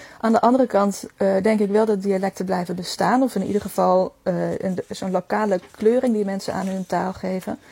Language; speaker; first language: Dutch; native; Dutch